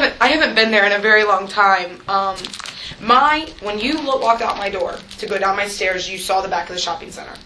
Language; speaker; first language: English; native; English